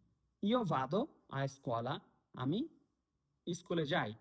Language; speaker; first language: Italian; non-native, fluent; Bangla